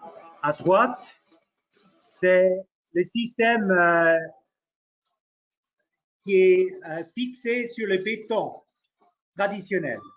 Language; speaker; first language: French; non-native, local second language; German